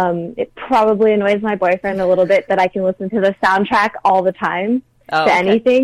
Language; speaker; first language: English; native; English